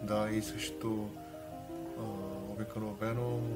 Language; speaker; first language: Bulgarian; non-native, learner; Korean